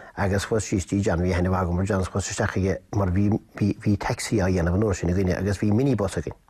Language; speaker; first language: Irish; native; Irish